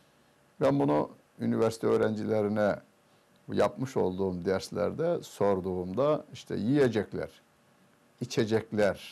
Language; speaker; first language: Turkish; native; Turkish